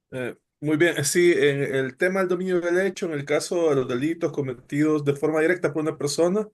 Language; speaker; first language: Spanish; native; Spanish